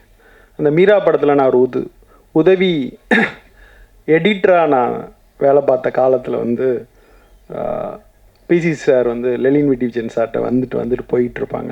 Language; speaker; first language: Tamil; native; Tamil